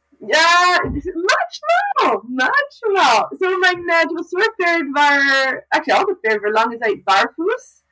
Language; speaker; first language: German; non-native, learner; English